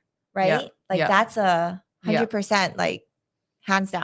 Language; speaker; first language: English; native; English